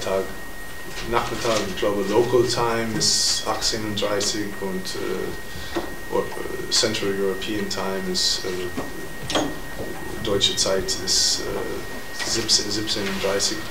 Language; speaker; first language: German; non-native, fluent; English